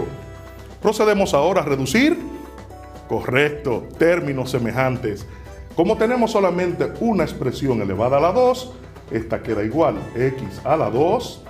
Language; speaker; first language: Spanish; native; Spanish